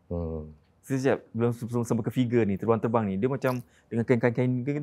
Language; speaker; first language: Malay; native; Malay